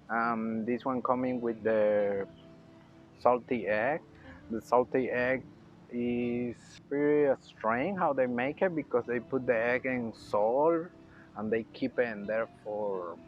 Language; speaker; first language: English; non-native, learner; Spanish